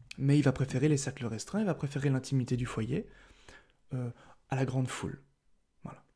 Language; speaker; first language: French; native; French